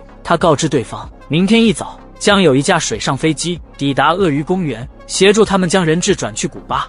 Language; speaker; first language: Chinese; native; Chinese